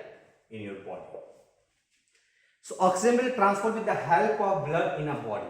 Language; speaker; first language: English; non-native, local second language; Hindi